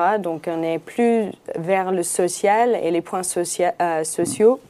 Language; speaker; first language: French; non-native, fluent; English